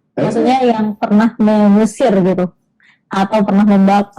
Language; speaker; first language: Indonesian; native; Indonesian